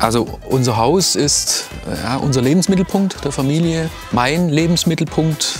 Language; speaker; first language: German; native; German